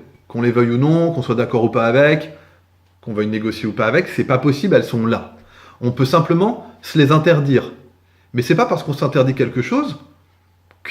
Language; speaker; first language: French; native; French